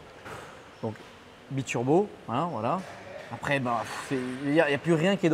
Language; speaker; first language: French; native; French